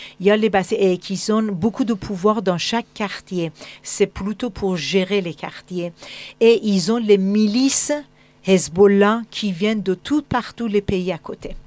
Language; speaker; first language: French; non-native, fluent; Persian